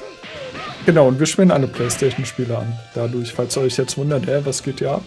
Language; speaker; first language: German; native; German